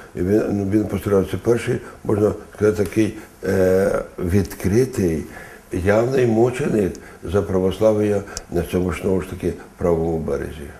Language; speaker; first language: Ukrainian; native; Ukrainian